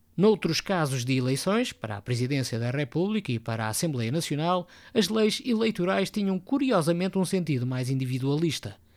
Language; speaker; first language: Portuguese; native; Portuguese